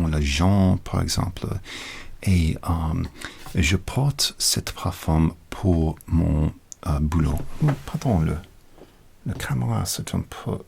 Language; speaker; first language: French; non-native, learner; English